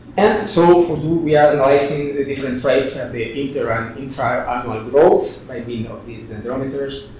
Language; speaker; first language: English; non-native, fluent; Spanish